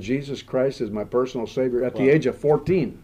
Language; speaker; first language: English; native; English